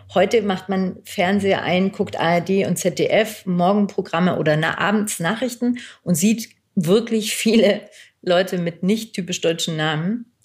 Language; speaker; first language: German; early bilingual, other home language; Turkish